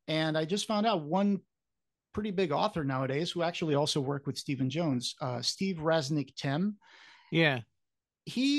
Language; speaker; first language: English; non-native, fluent; Portuguese